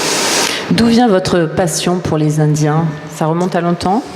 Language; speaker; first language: French; native; French